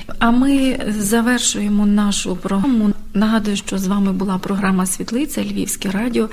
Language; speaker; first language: Ukrainian; native; Ukrainian